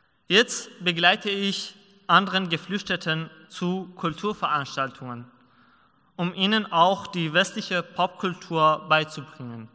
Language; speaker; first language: German; non-native, learner; Persian